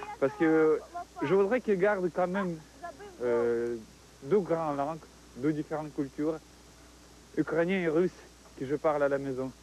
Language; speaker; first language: French; non-native, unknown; Russian